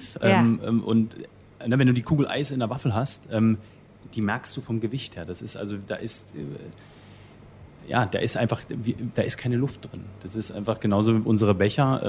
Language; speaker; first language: German; native; German